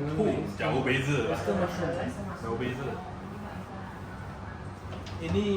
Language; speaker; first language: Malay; non-native, local second language; Chinese